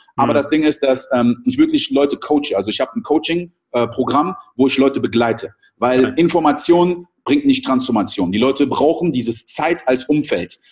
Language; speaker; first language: German; early bilingual, other home language; French